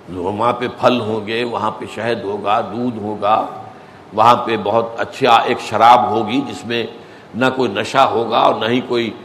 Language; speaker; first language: Urdu; native; Urdu